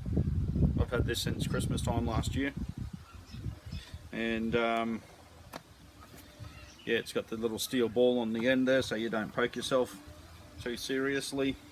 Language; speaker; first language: English; native; English